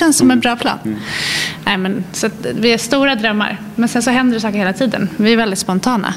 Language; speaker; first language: Swedish; native; Swedish